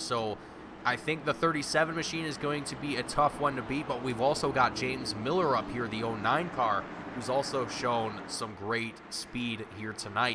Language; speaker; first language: English; native; English